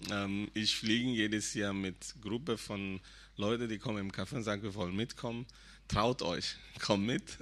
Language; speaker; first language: German; non-native, fluent; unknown